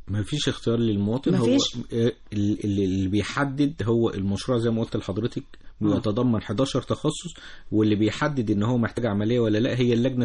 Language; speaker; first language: Arabic; native; Arabic